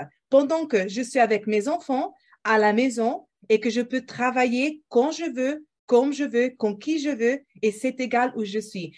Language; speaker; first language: French; non-native, fluent; Portuguese